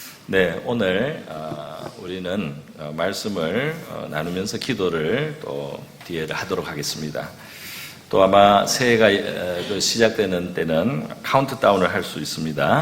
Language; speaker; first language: Korean; native; Korean